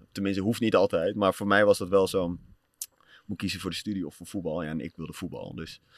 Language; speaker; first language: Dutch; native; Dutch